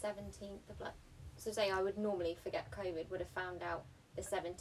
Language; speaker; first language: English; early bilingual, other home language; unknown